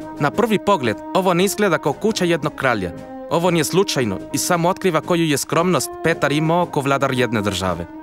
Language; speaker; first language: Croatian; non-native, fluent; Spanish